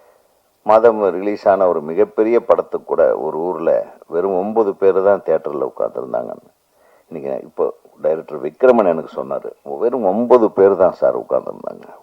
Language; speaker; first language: Tamil; native; Tamil